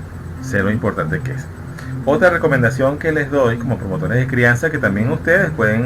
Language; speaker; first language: Spanish; native; Spanish